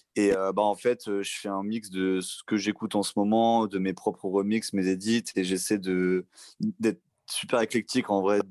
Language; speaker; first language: French; native; French